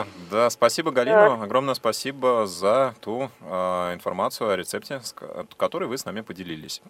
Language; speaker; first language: Russian; native; Russian